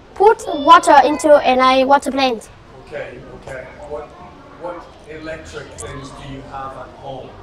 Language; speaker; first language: English; non-native, fluent; Vietnamese